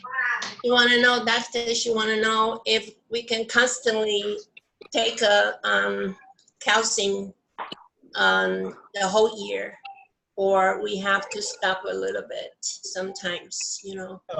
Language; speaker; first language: English; non-native, local second language; Chinese